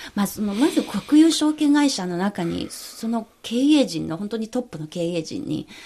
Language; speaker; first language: Japanese; non-native, fluent; Chinese